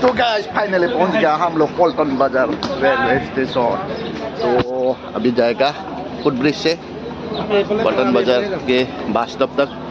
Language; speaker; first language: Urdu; non-native, local second language; Assamese